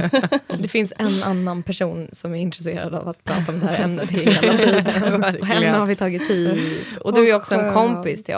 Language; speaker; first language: Swedish; native; Swedish